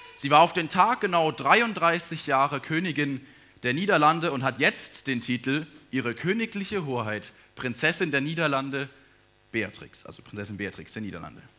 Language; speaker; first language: German; native; German